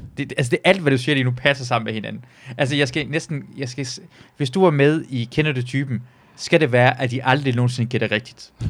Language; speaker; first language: Danish; early bilingual, other home language; Persian